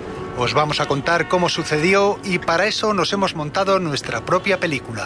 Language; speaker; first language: Spanish; native; Spanish